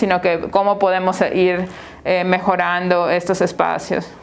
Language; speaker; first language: Spanish; native; Spanish